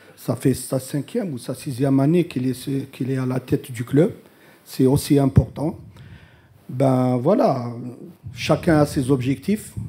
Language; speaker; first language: French; non-native, local second language; Arabic